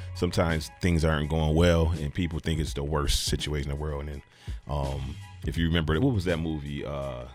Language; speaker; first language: English; native; English